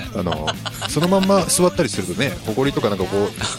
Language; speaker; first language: Japanese; native; Japanese